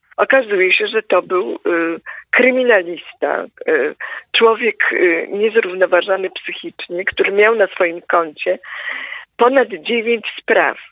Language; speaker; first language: Polish; native; Polish